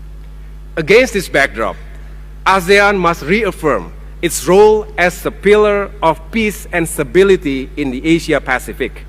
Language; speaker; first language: English; non-native, fluent; Indonesian